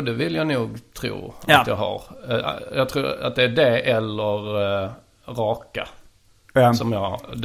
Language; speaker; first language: Swedish; native; Swedish